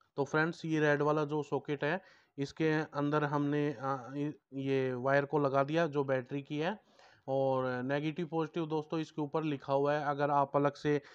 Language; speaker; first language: Hindi; native; Hindi